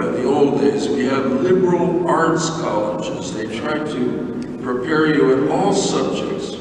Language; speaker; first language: English; native; English